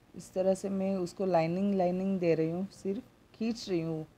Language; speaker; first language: Hindi; non-native, local second language; Marathi